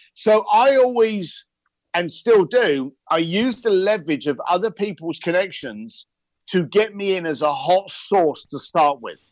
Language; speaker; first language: English; native; English